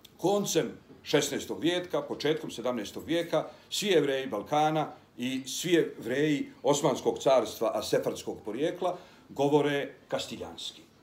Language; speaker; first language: Serbian; native; Serbian